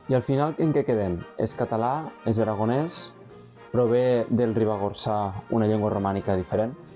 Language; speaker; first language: Catalan; native; Catalan